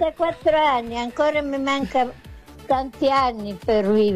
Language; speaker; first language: Italian; early bilingual, heritage; Spanish